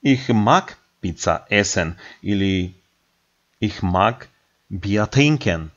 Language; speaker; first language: German; non-native, fluent; Macedonian